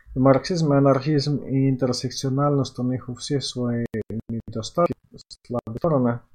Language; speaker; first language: Russian; non-native, fluent; Finnish